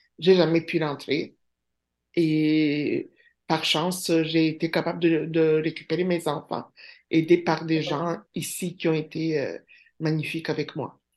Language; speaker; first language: French; non-native, local second language; Kinyarwanda